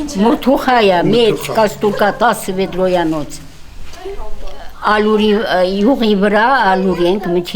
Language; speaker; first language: Armenian; non-native, local second language; Assyrian Neo-Aramaic